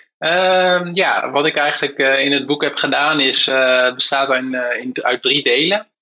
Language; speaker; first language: Dutch; native; Dutch